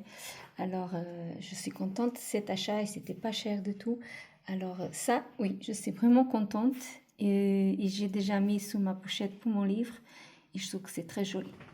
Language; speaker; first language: French; non-native, fluent; Portuguese